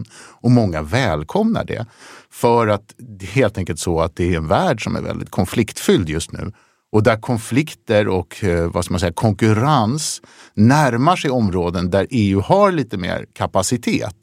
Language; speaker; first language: Swedish; native; Swedish